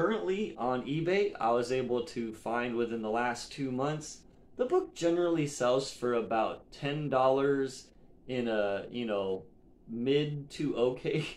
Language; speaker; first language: English; native; English